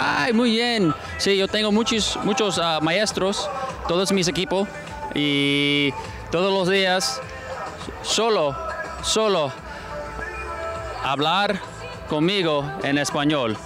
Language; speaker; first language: Spanish; non-native, learner; English